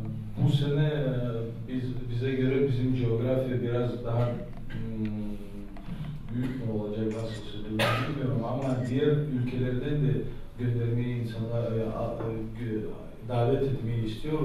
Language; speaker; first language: Turkish; non-native, learner; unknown